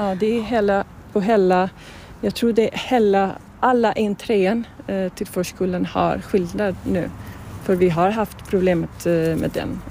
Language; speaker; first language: Swedish; non-native, fluent; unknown